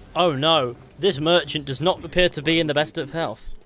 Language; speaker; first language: English; native; English